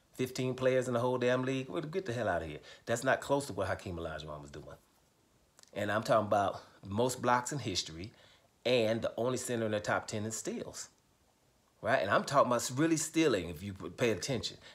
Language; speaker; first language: English; native; English